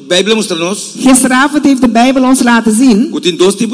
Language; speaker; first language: Dutch; non-native, fluent; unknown